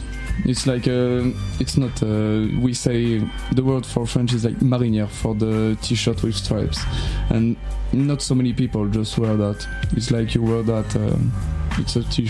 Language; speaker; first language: English; non-native, learner; French